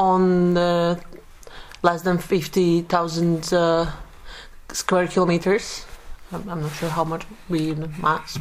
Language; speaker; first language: English; non-native, fluent; Slovak